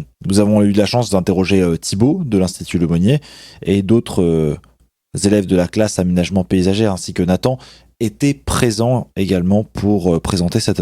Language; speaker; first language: French; native; French